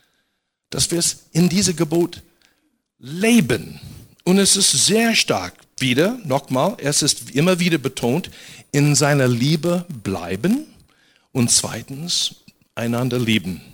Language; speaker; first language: German; non-native, fluent; English